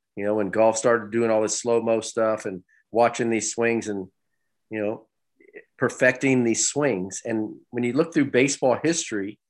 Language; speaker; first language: English; native; English